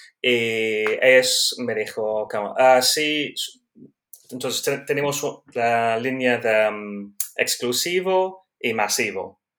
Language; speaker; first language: Spanish; non-native, learner; English